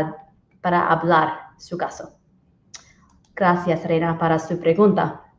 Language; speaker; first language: Spanish; non-native, learner; English